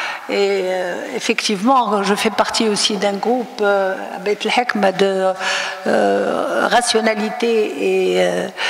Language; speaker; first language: French; non-native, local second language; Arabic